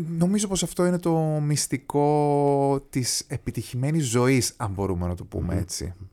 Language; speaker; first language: Greek; early bilingual, heritage; Greek